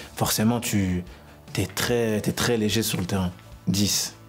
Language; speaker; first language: French; native; French